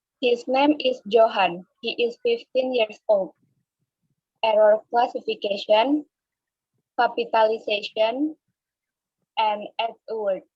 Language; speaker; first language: English; non-native, learner; Indonesian